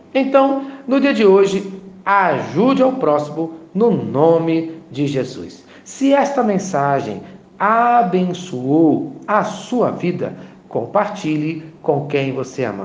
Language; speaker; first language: Portuguese; native; Portuguese